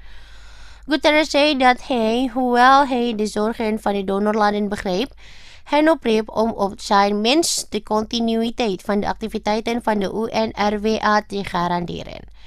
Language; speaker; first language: Dutch; non-native, learner; Indonesian